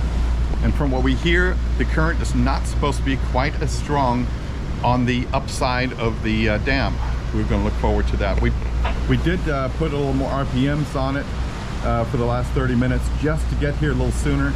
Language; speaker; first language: English; native; English